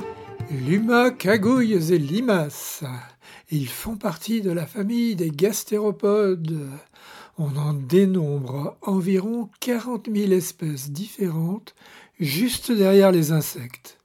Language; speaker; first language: French; native; French